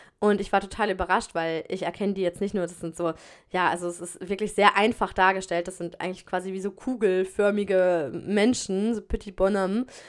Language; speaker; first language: German; native; German